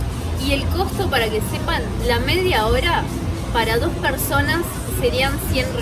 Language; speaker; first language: Spanish; native; Spanish